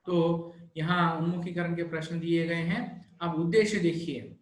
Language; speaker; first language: Hindi; non-native, local second language; Telugu